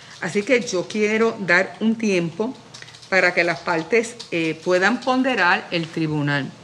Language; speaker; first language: Spanish; native; Spanish